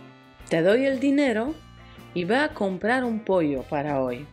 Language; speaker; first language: Spanish; non-native, fluent; Polish